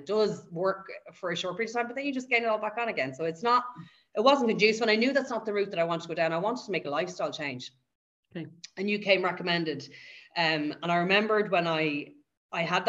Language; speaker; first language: English; native; English